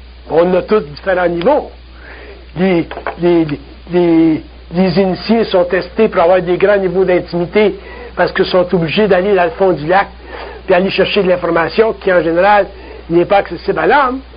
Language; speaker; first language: French; native; French